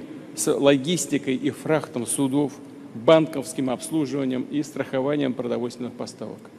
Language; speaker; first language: Russian; native; Russian